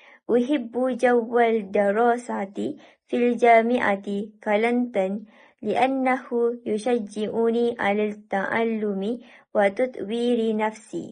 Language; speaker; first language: Arabic; non-native, learner; Malay